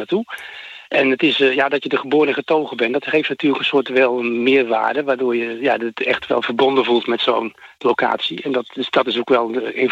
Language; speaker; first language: Dutch; native; Dutch